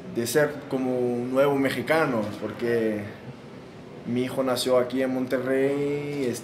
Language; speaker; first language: Spanish; non-native, fluent; French